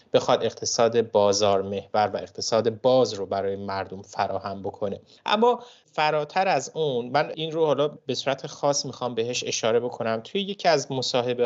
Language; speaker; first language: Persian; native; Persian